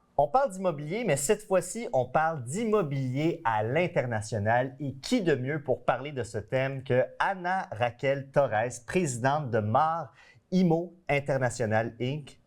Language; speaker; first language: French; native; French